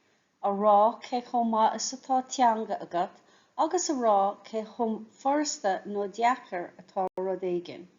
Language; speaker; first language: Irish; non-native, local second language; English